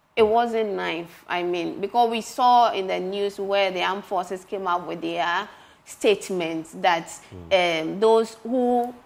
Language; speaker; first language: English; non-native, local second language; Ga